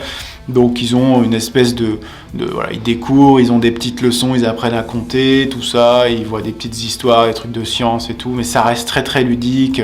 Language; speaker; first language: French; native; French